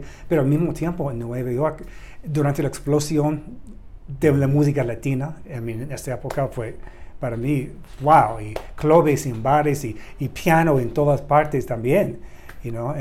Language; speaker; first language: Spanish; non-native, learner; English